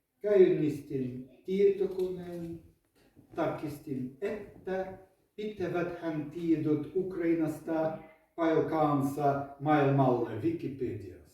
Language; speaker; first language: Finnish; non-native, learner; Ukrainian